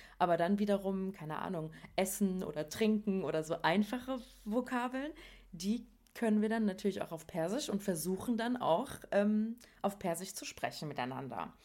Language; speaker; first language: German; native; German